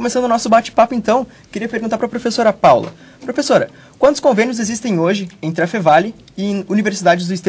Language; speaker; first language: Portuguese; native; Portuguese